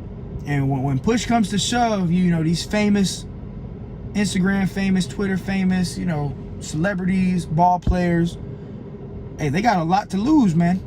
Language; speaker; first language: English; native; English